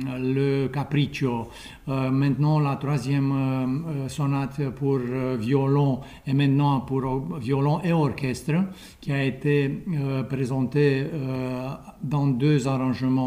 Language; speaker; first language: French; non-native, fluent; Romanian